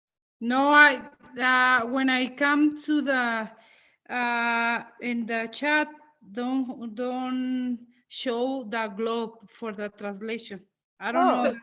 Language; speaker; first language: English; non-native, learner; Spanish